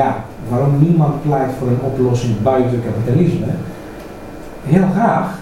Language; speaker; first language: Dutch; non-native, fluent; Greek